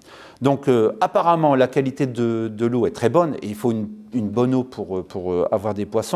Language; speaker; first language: French; native; French